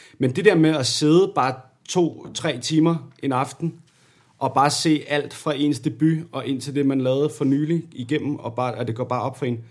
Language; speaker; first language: Danish; native; Danish